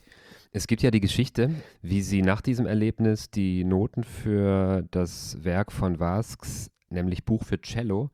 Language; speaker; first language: German; native; German